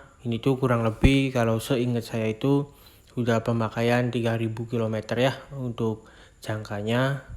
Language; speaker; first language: Indonesian; native; Indonesian